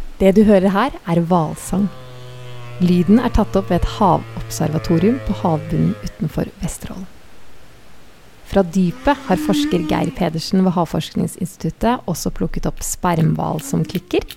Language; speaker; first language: Norwegian; native; Norwegian